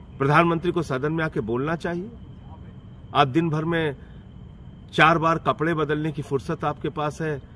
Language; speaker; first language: Hindi; native; Hindi